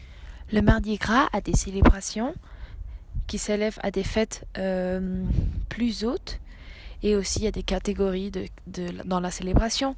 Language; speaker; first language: French; non-native, fluent; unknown